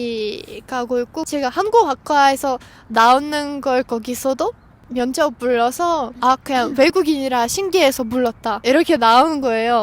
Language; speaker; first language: Korean; non-native, fluent; Russian